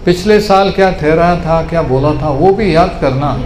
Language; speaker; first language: Hindi; non-native, local second language; Marathi